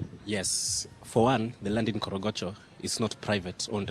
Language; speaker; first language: English; non-native, local second language; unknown